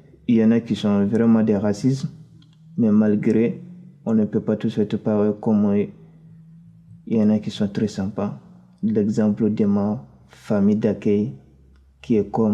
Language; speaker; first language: French; non-native, fluent; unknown